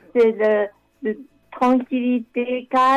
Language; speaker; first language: French; non-native, learner; Japanese